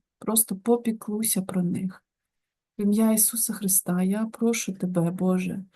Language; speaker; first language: Ukrainian; non-native, local second language; Russian